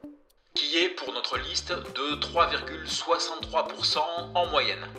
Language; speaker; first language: French; native; French